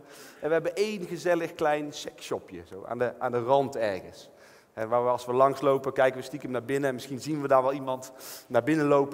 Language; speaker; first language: Dutch; native; Dutch